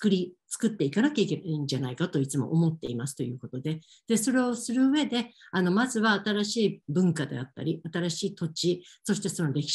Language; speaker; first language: Japanese; native; Japanese